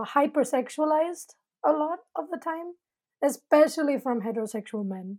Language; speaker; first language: English; non-native, local second language; Malayalam